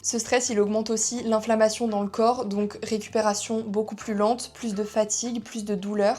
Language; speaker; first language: French; native; French